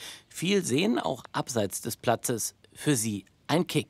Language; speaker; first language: German; native; German